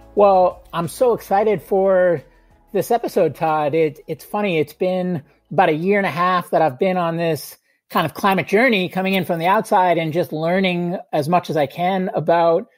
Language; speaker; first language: English; native; English